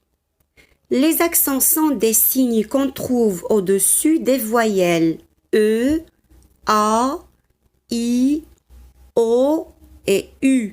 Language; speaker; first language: French; non-native, local second language; Arabic